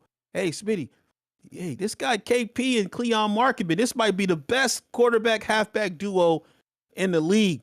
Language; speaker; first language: English; native; English